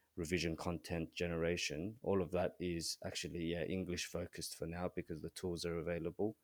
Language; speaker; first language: English; early bilingual, other home language; Korean